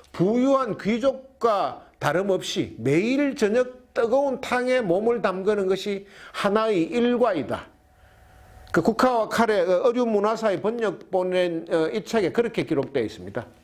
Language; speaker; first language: Korean; native; Korean